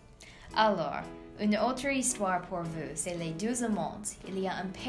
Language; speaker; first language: French; non-native, learner; English